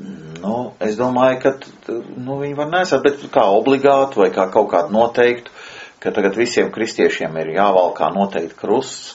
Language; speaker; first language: Latvian; native; Latvian